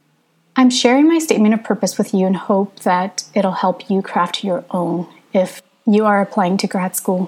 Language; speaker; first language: English; early bilingual, other home language; Hmong